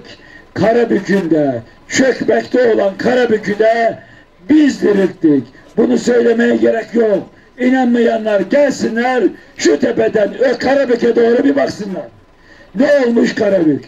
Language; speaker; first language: Turkish; native; Turkish